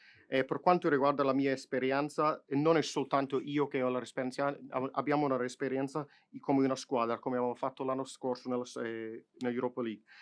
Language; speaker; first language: Italian; non-native, fluent; English